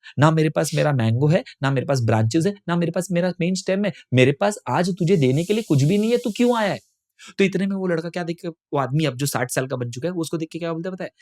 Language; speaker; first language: Hindi; non-native, local second language; Tamil